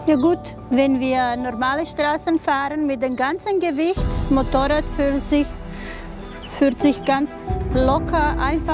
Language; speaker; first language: German; non-native, fluent; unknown